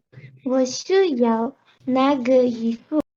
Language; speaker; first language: Chinese; non-native, learner; Portuguese